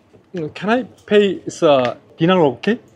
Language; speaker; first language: English; non-native, learner; Korean